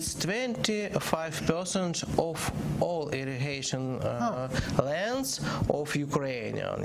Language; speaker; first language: English; non-native, learner; Ukrainian